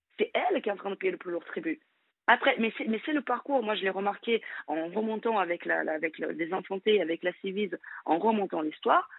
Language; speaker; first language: French; non-native, fluent; Portuguese